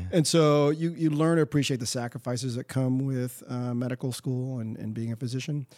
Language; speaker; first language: English; early bilingual, other home language; Spanish